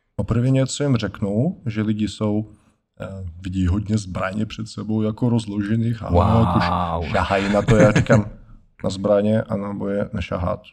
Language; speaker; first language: Czech; non-native, fluent; Russian